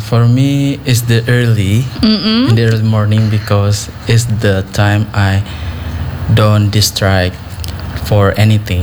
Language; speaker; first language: English; non-native, learner; Indonesian